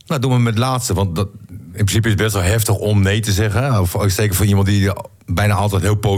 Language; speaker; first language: Dutch; native; Dutch